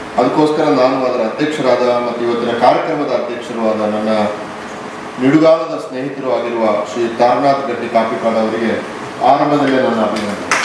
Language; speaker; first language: Kannada; non-native, local second language; Tulu